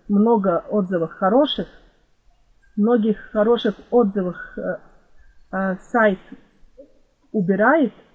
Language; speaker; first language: Russian; non-native, fluent; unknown